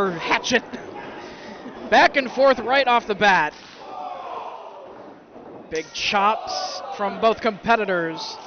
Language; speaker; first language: English; native; English